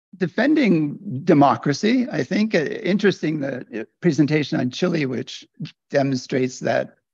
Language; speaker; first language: English; native; English